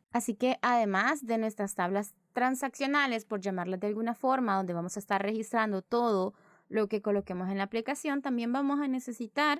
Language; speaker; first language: Spanish; native; Spanish